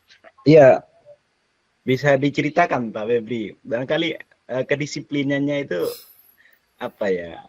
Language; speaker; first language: Indonesian; non-native, local second language; Javanese